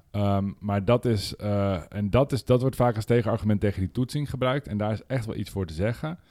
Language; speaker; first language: Dutch; native; Dutch